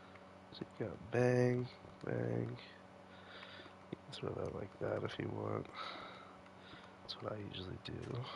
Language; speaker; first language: English; native; English